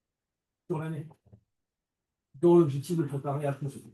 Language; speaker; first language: French; native; French